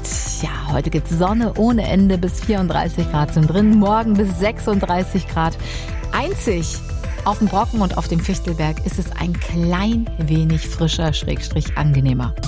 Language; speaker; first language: German; native; German